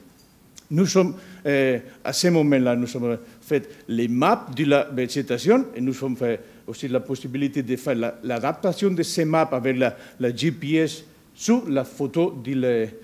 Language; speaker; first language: French; non-native, learner; Spanish